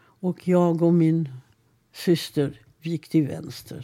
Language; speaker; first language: Swedish; non-native, fluent; Hungarian